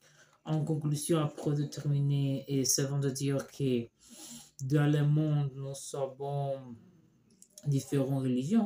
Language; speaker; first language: French; non-native, learner; Spanish